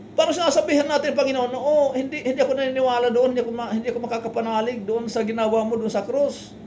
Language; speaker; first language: Filipino; non-native, local second language; Waray